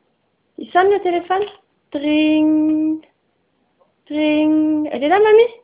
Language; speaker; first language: French; native; French